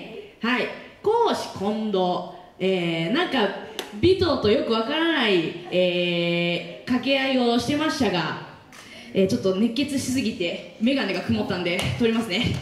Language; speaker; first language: Japanese; native; Japanese